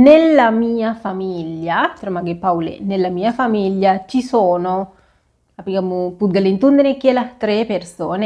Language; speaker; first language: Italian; non-native, fluent; Sinhala